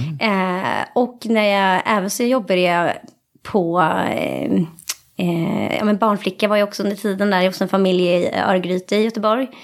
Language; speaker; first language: Swedish; native; Swedish